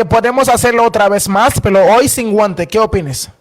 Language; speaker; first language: Spanish; non-native, learner; Haitian Creole